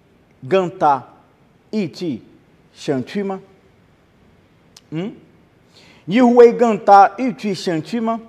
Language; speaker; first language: Chinese; non-native, learner; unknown